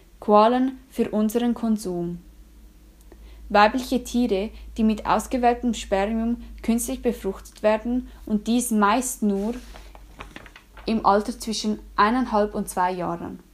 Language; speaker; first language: German; native; German